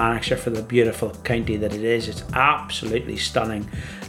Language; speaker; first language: English; native; English